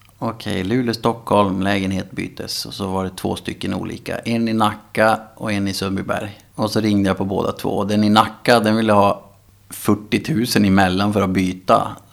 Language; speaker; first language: Swedish; native; Swedish